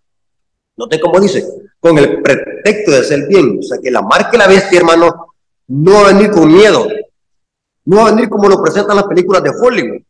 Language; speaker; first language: Spanish; native; Spanish